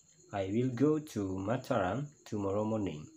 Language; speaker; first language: English; non-native, learner; Indonesian